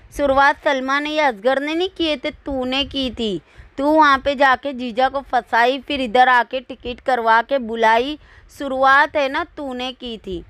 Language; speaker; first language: Hindi; native; Hindi